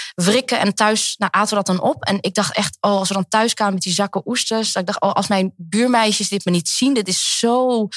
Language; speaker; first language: Dutch; early bilingual, other home language; Vietnamese